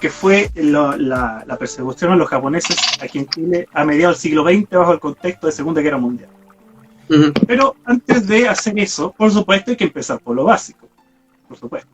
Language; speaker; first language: Spanish; native; Spanish